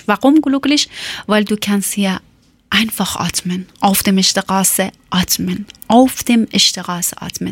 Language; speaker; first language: German; non-native, learner; Persian